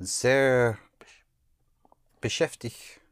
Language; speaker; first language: German; non-native, learner; English